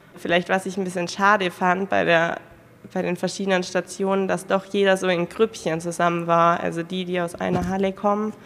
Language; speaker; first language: German; native; German